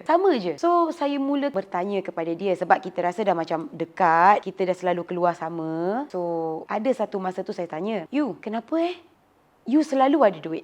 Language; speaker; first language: Malay; native; Malay